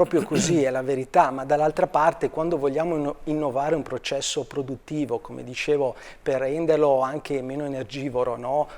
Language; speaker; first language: Italian; native; Italian